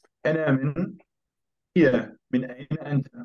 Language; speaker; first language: Arabic; non-native, learner; German